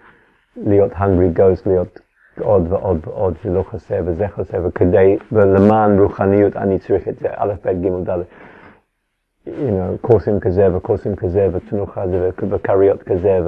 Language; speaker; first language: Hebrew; non-native, fluent; English